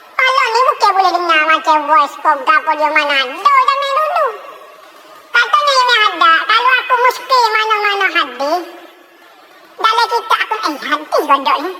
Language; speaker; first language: Malay; native; Malay